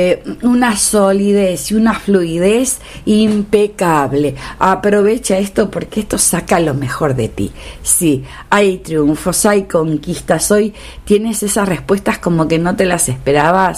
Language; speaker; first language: Spanish; native; Spanish